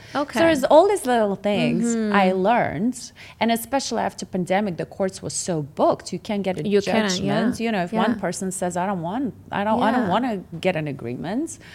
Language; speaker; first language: English; non-native, fluent; Russian